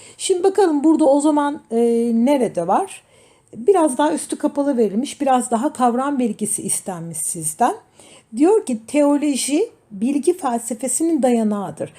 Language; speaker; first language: Turkish; native; Turkish